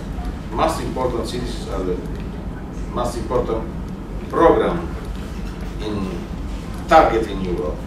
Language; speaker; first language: English; non-native, learner; Italian